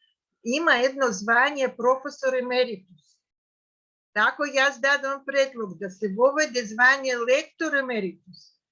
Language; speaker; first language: Macedonian; non-native, fluent; Russian